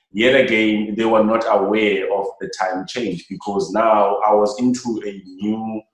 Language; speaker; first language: English; non-native, local second language; Xhosa